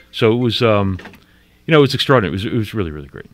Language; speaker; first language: English; native; English